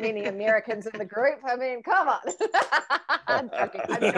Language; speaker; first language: English; native; English